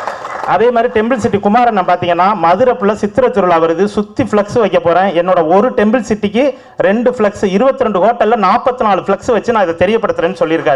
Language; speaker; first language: Tamil; native; Tamil